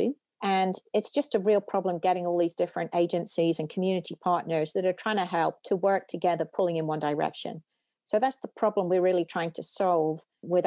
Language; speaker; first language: English; native; English